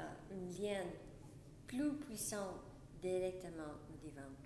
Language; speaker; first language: French; non-native, learner; English